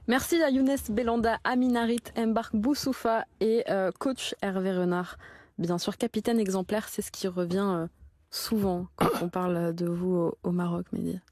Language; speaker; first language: French; native; French